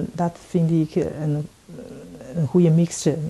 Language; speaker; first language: Dutch; non-native, fluent; Chinese